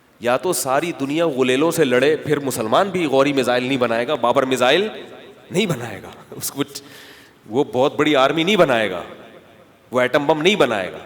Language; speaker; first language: Urdu; native; Urdu